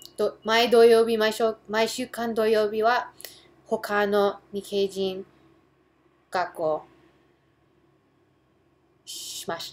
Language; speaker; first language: Japanese; early bilingual, heritage; English